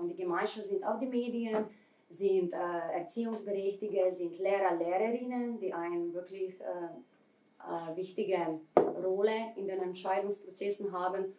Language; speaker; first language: German; non-native, fluent; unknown